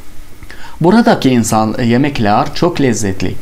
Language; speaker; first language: Turkish; non-native, fluent; Arabic